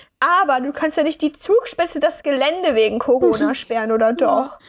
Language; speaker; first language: German; native; German